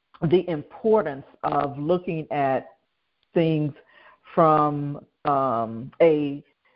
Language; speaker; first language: English; native; English